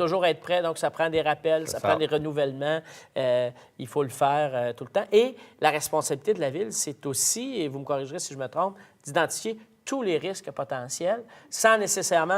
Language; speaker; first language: French; native; French